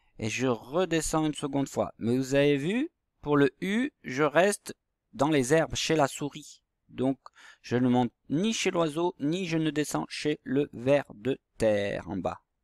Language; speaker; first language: French; native; French